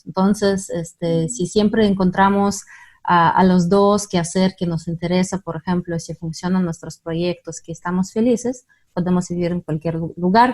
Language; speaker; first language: Spanish; non-native, fluent; Russian